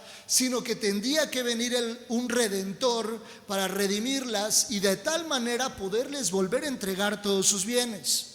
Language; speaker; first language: Spanish; native; Spanish